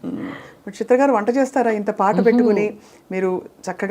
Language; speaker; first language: Telugu; native; Telugu